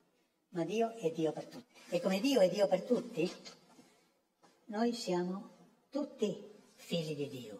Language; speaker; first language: Italian; non-native, fluent; Spanish